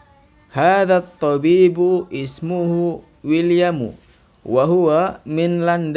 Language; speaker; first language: Arabic; non-native, learner; Indonesian